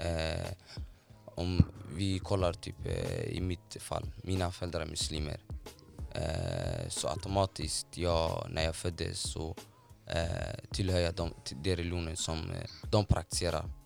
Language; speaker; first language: Swedish; non-native, fluent; Somali